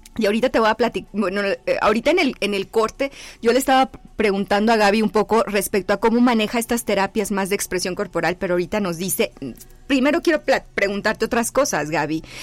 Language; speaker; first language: Spanish; native; Spanish